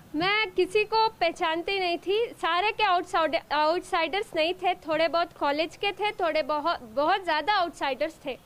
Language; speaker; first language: Hindi; non-native, local second language; Urdu